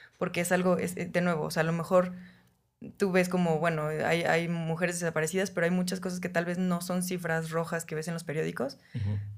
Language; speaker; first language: Spanish; native; Spanish